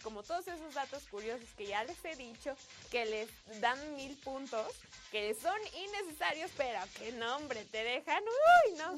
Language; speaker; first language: Spanish; native; Spanish